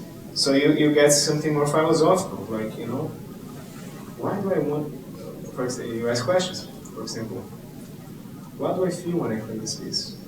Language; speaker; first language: English; non-native, fluent; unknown